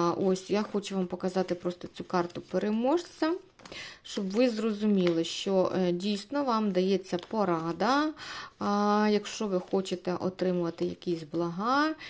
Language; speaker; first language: Ukrainian; non-native, local second language; Russian